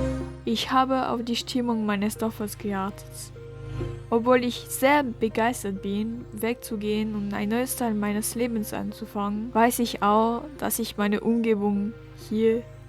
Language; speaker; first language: German; non-native, learner; French